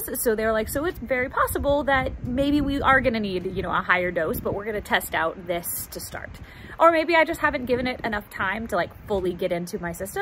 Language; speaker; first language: English; native; English